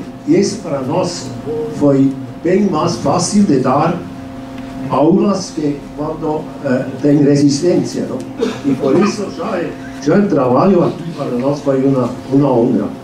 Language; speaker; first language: Portuguese; non-native, fluent; German